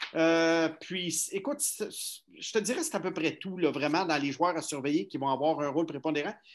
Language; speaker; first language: French; native; French